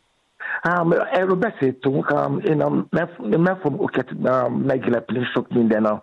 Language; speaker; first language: Hungarian; non-native, learner; Yoruba